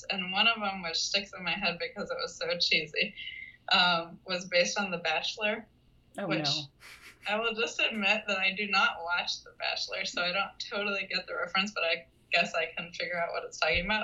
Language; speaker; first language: English; native; English